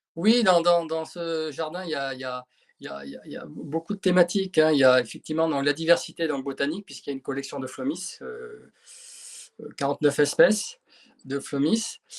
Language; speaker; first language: French; native; French